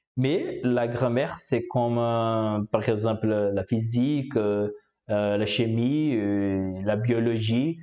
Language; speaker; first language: French; non-native, fluent; Portuguese